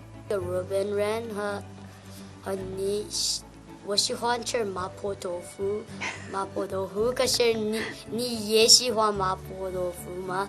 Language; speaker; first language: Chinese; non-native, learner; English